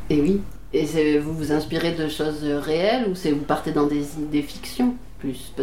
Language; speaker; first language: French; native; French